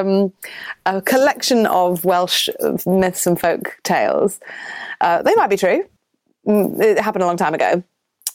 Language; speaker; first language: English; native; English